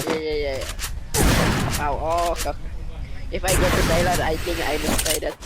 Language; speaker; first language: English; non-native, learner; Indonesian